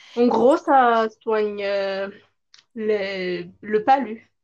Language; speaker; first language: French; non-native, local second language; Malagasy